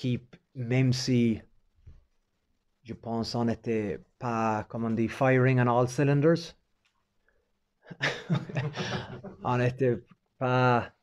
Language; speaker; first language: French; non-native, fluent; English